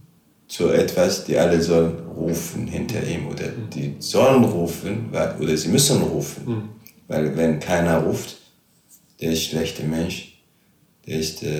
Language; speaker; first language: German; non-native, local second language; Arabic